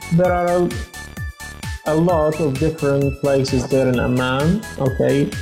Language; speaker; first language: English; non-native, fluent; Arabic